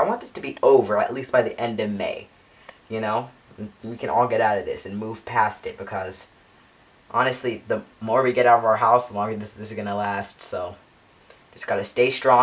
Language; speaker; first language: English; native; English